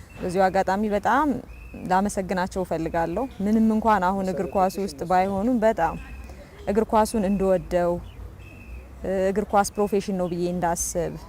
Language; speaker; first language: Amharic; native; Amharic